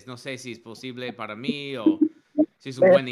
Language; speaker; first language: Spanish; non-native, learner; English